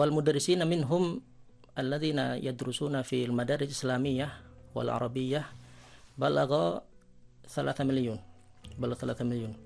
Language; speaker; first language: Arabic; non-native, fluent; Indonesian